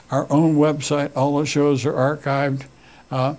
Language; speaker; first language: English; native; English